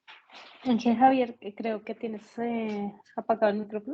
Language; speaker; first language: Spanish; native; Spanish